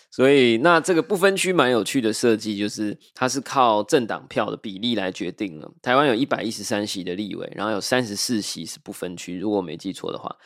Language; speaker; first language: Chinese; native; Chinese